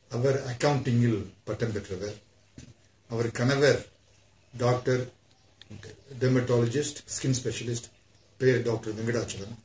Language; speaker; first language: Tamil; early bilingual, heritage; Tamil